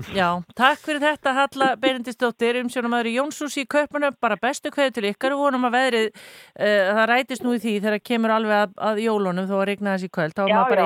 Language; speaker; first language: Icelandic; native; Icelandic